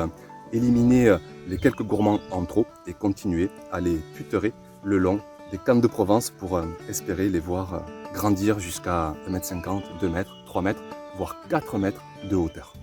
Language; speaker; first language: French; native; French